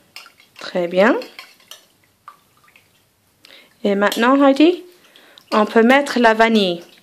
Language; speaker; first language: French; non-native, fluent; English